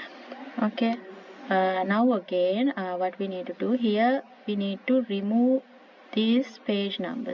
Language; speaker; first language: English; non-native, local second language; Sinhala